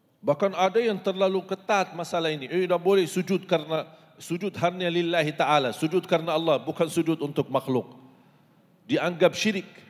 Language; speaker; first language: Malay; non-native, fluent; Arabic